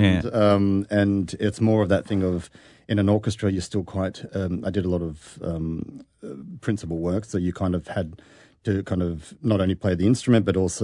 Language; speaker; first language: English; native; English